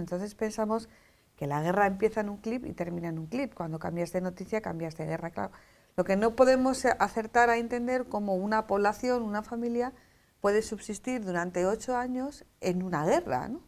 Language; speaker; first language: Spanish; native; Spanish